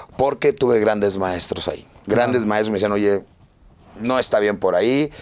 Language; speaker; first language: Spanish; native; Spanish